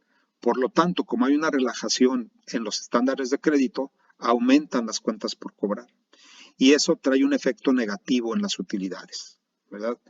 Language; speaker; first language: Spanish; native; Spanish